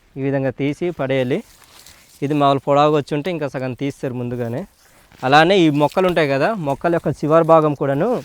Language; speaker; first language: Telugu; non-native, local second language; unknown